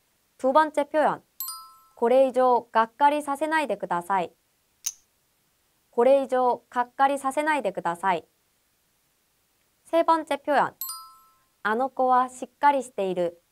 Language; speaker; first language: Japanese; non-native, fluent; Korean